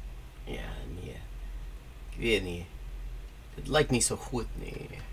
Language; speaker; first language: Dutch; non-native, learner; English